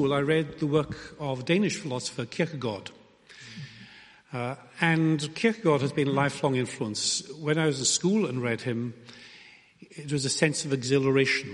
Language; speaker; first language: English; native; English